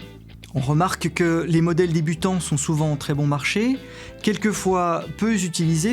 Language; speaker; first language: French; native; French